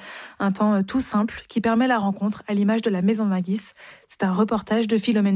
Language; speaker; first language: French; native; French